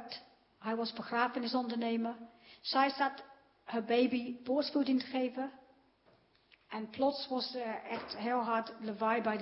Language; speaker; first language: Dutch; non-native, fluent; English